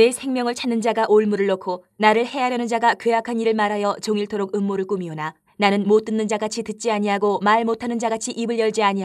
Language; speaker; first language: Korean; native; Korean